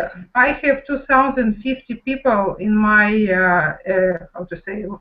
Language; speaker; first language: English; non-native, learner; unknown